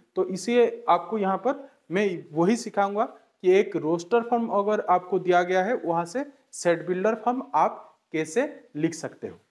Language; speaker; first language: Hindi; non-native, local second language; Bangla